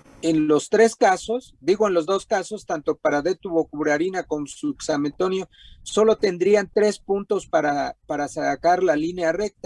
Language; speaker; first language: Spanish; native; Spanish